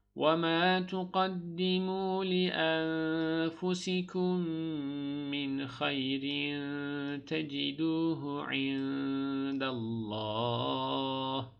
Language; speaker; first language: Arabic; non-native, fluent; Turkish